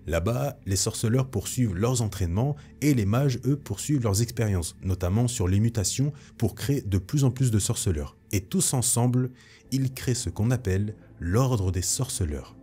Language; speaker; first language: French; native; French